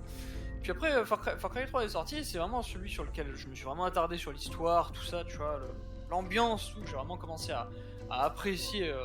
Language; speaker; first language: French; native; French